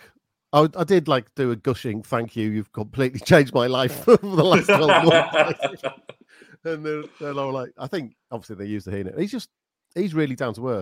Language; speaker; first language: English; native; English